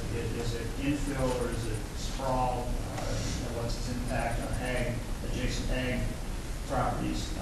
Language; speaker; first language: English; native; English